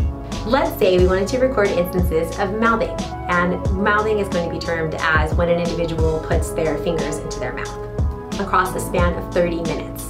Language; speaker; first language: English; native; English